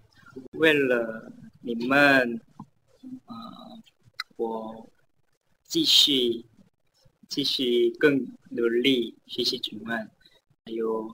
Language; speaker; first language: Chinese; non-native, learner; Korean